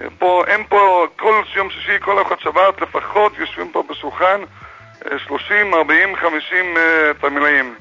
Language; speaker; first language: Hebrew; non-native, fluent; English